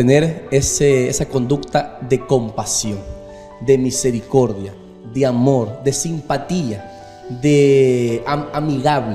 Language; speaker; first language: Spanish; native; Spanish